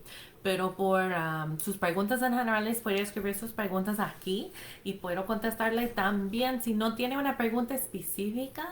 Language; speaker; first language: Spanish; non-native, fluent; English